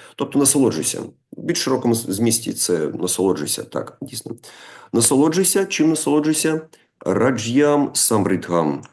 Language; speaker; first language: Ukrainian; non-native, local second language; Russian